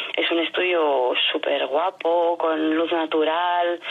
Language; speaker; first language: Spanish; non-native, fluent; French